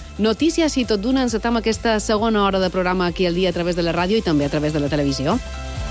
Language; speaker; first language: Catalan; native; Catalan